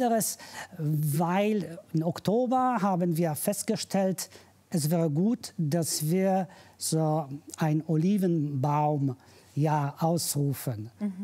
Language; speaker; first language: German; non-native, fluent; Polish